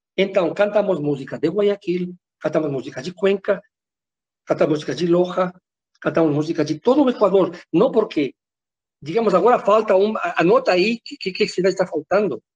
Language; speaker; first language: Portuguese; non-native, fluent; Spanish